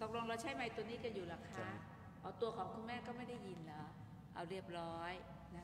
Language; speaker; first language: Thai; native; Thai